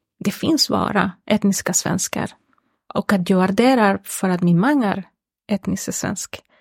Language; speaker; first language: Swedish; non-native, fluent; Spanish